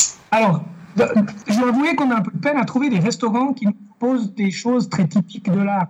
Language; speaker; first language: French; native; French